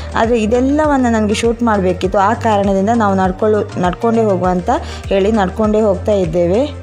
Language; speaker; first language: Kannada; non-native, local second language; Tulu